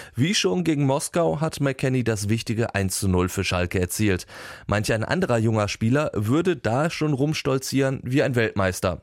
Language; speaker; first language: German; native; German